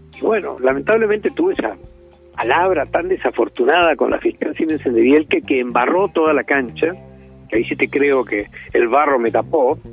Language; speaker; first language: Spanish; native; Spanish